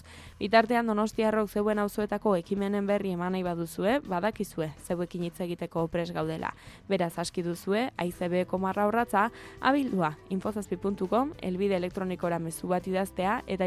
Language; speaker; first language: Basque; native; Basque